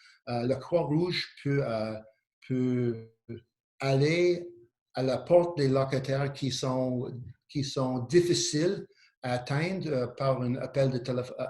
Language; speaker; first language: French; non-native, learner; English